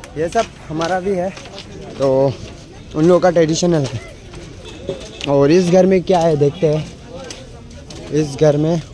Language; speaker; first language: Hindi; non-native, local second language; Assamese